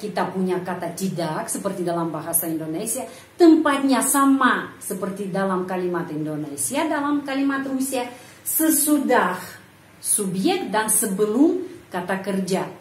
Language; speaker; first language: Indonesian; non-native, fluent; Russian